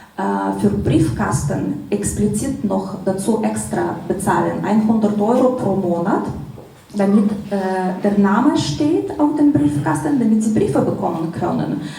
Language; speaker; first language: German; non-native, fluent; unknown